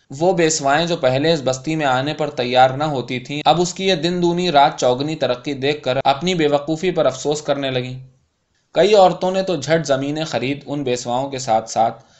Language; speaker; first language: Urdu; native; Urdu